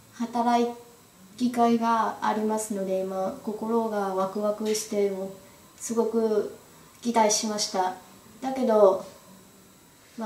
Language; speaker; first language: Japanese; non-native, learner; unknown